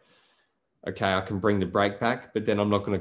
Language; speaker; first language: English; native; English